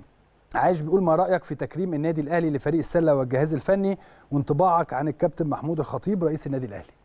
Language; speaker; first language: Arabic; native; Arabic